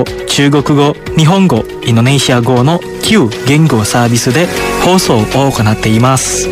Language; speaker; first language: Japanese; non-native, fluent; Indonesian